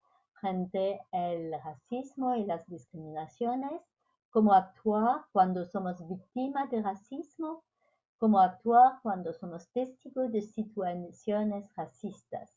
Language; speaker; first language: Spanish; non-native, fluent; French